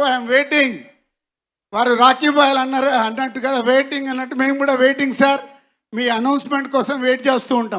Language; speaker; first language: Telugu; native; Telugu